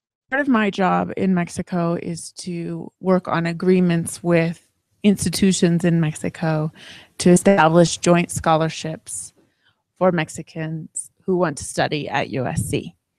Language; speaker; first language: English; native; English